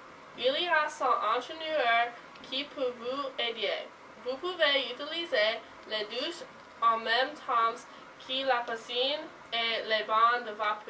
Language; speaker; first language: French; non-native, learner; English